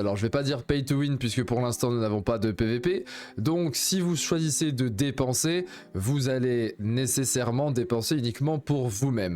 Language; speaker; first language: French; native; French